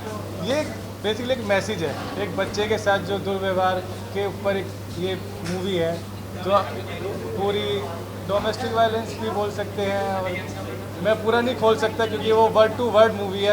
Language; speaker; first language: Hindi; native; Hindi